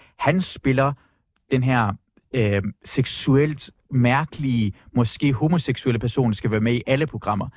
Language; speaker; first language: Danish; early bilingual, other home language; Persian